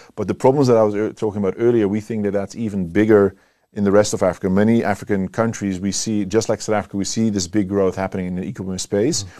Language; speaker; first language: English; non-native, fluent; Dutch